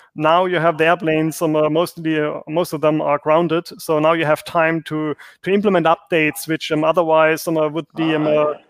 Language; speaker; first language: English; non-native, fluent; German